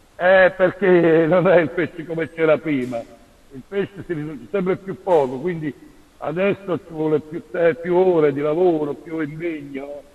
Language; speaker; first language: Italian; native; Italian